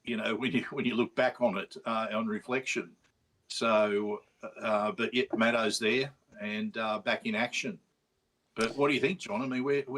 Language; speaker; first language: English; native; English